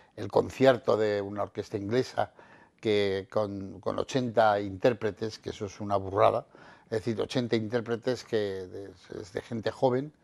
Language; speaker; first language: Spanish; native; Spanish